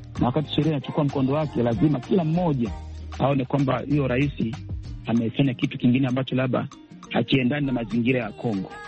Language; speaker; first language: Swahili; native; Swahili